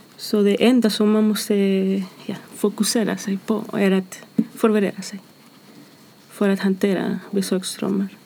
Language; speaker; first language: Swedish; non-native, fluent; Spanish